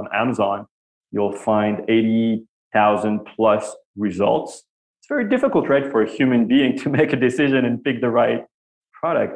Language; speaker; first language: English; non-native, fluent; French